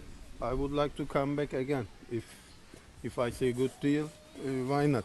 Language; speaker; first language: English; non-native, learner; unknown